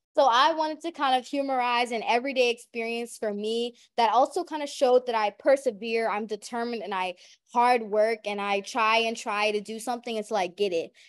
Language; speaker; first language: English; native; English